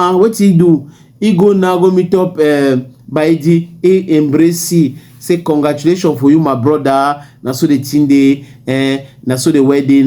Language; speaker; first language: Nigerian Pidgin; native; Nigerian Pidgin